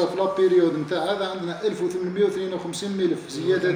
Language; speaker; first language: Arabic; native; Arabic